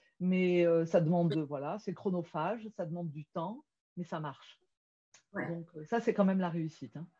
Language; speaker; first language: French; native; French